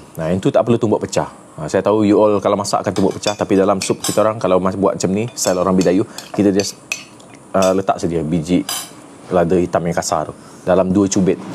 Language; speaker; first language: Malay; non-native, local second language; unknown